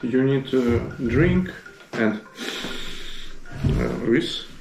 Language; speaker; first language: English; non-native, learner; Russian